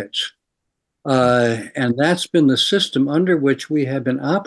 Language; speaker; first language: English; native; English